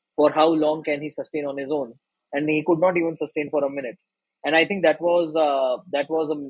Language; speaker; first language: English; non-native, local second language; Hindi